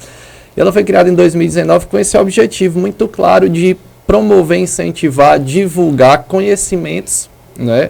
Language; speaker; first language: Portuguese; native; Portuguese